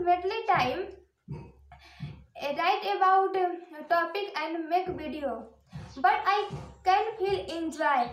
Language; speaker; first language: English; non-native, learner; Hindi